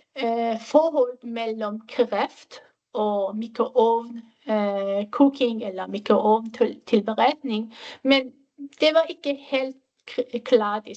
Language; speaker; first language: Danish; non-native, fluent; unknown